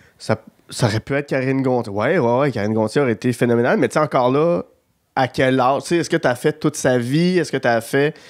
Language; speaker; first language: French; native; French